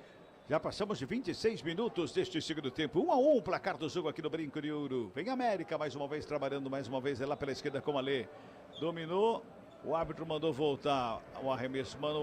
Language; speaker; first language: Portuguese; native; Portuguese